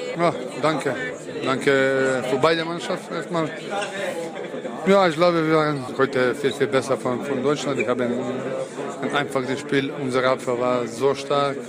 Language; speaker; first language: German; non-native, learner; Croatian